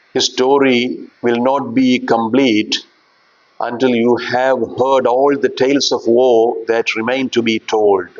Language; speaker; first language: English; non-native, local second language; Malayalam